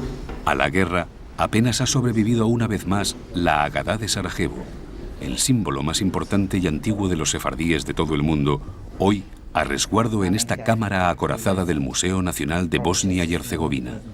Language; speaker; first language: Spanish; native; Spanish